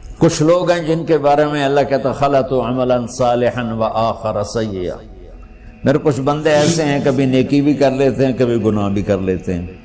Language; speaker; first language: Urdu; non-native, local second language; Punjabi